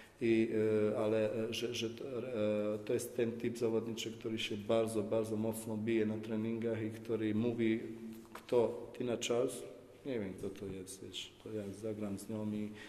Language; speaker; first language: Polish; non-native, fluent; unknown